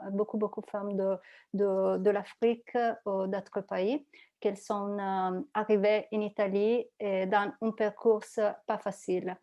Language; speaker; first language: French; non-native, learner; Italian